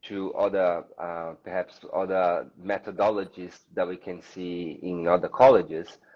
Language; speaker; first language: English; non-native, fluent; Portuguese